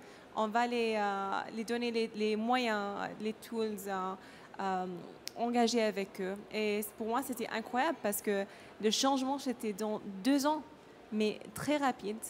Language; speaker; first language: French; non-native, learner; Arabic